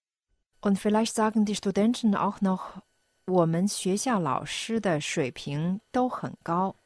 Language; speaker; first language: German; non-native, fluent; Chinese